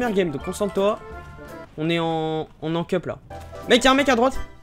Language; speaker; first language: French; native; French